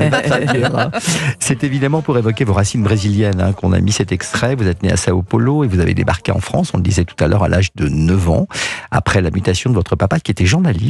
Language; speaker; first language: French; native; French